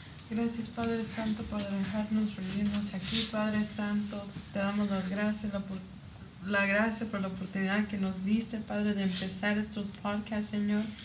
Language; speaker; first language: Spanish; early bilingual, heritage; Spanish